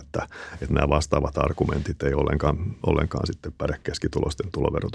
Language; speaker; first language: Finnish; native; Finnish